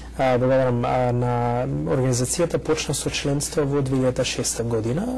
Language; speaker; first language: Macedonian; early bilingual, heritage; Macedonian